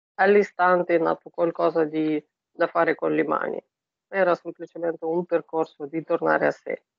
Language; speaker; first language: Italian; non-native, fluent; Russian